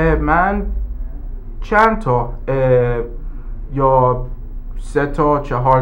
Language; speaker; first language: Persian; early bilingual, heritage; English